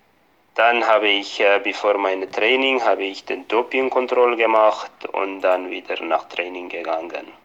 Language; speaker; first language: German; non-native, fluent; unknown